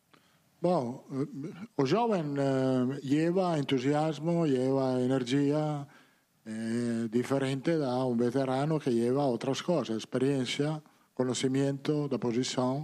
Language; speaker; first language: Portuguese; non-native, fluent; Italian